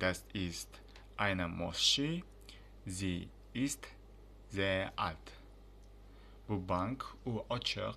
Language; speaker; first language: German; non-native, fluent; Uzbek